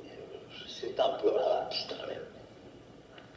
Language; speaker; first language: French; non-native, fluent; Portuguese